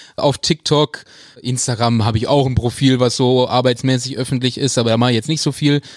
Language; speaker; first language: German; native; German